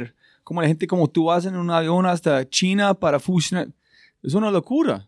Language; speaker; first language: Spanish; non-native, fluent; English